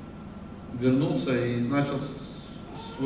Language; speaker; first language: Russian; non-native, local second language; Lithuanian